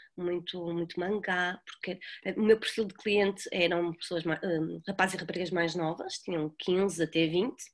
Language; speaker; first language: Portuguese; native; Portuguese